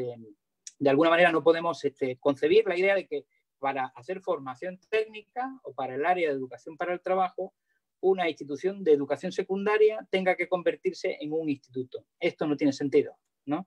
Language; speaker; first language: Spanish; native; Spanish